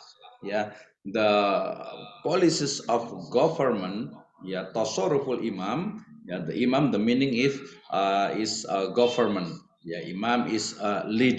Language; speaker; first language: English; non-native, learner; Indonesian